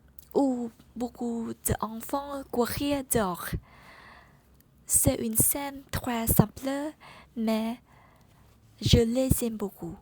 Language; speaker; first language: French; non-native, learner; Vietnamese